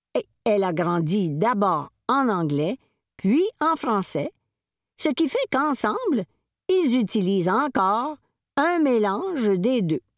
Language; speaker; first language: French; native; French